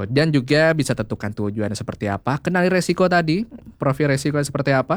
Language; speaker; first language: Indonesian; native; Indonesian